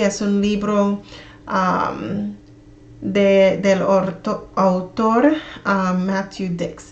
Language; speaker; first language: Spanish; non-native, learner; English